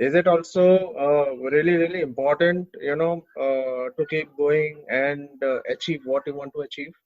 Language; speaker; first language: English; non-native, local second language; Hindi